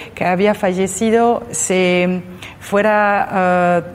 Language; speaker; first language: Spanish; non-native, fluent; French